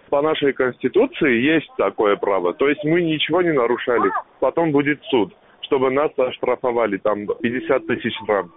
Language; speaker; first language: Russian; non-native, local second language; Armenian